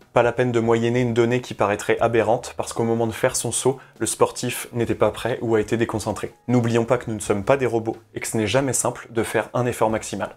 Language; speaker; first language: French; native; French